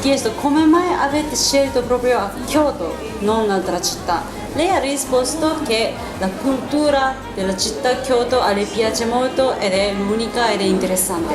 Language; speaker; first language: Italian; non-native, fluent; Japanese